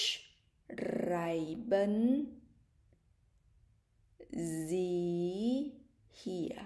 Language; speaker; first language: German; non-native, fluent; Thai